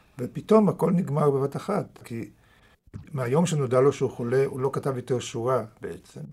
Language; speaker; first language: Hebrew; early bilingual, other home language; Russian